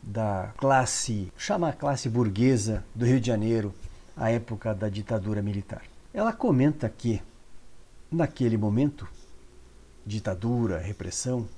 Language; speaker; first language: Portuguese; native; Portuguese